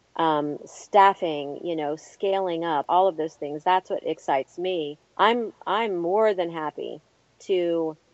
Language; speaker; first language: English; native; English